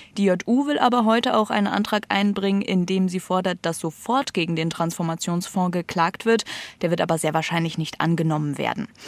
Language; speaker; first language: German; native; German